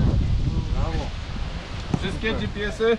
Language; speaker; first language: Polish; native; Polish